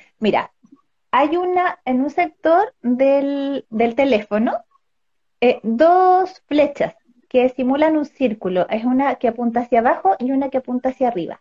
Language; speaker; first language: Spanish; native; Spanish